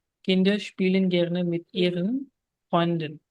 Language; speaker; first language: German; non-native, fluent; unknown